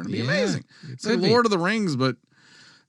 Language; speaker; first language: English; native; English